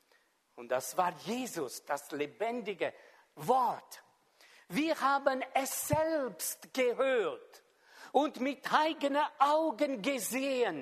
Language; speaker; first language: German; non-native, fluent; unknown